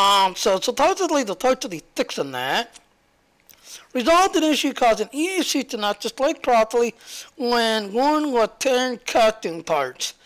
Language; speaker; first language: English; native; English